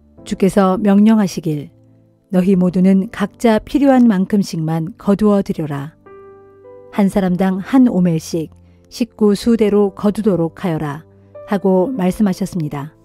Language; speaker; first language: Korean; native; Korean